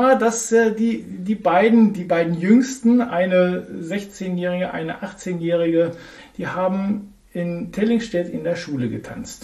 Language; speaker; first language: German; native; German